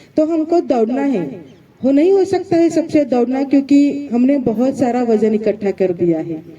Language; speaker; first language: Hindi; non-native, local second language; Marathi